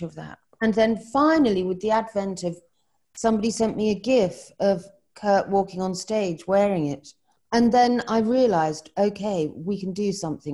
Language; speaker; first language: English; native; English